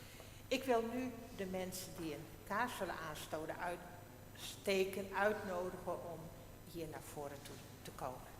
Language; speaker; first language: Dutch; non-native, local second language; Western Frisian